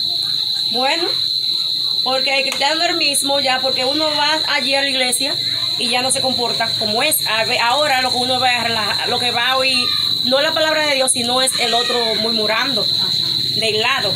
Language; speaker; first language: Spanish; native; Spanish